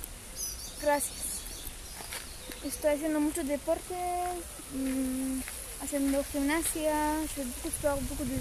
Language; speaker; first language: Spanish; non-native, fluent; Bulgarian